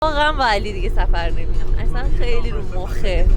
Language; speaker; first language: Persian; native; Persian